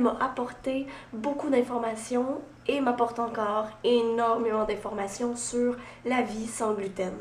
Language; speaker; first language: French; native; French